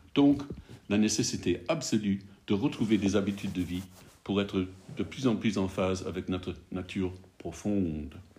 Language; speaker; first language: French; non-native, fluent; English